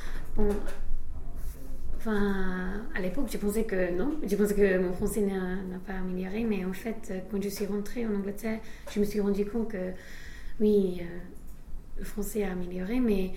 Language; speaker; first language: French; non-native, fluent; English